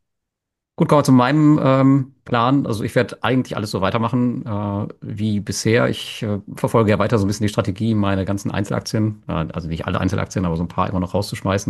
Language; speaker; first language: German; native; German